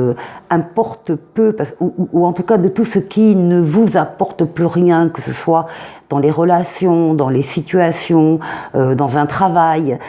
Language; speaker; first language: French; native; French